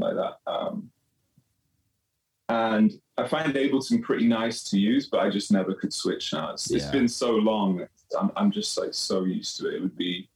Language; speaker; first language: English; native; English